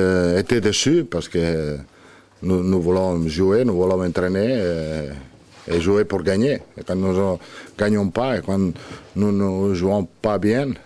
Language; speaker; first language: French; non-native, learner; Italian